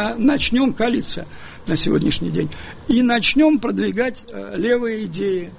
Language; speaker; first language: Russian; native; Russian